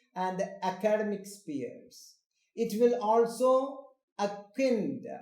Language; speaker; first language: English; non-native, local second language; Malayalam